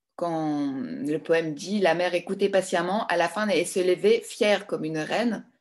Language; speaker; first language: French; non-native, fluent; Greek